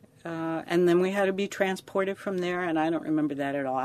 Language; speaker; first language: English; native; English